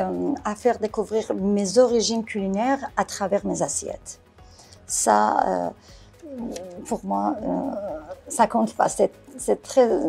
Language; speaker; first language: French; non-native, fluent; Persian